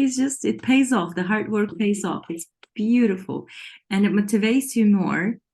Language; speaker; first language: English; non-native, fluent; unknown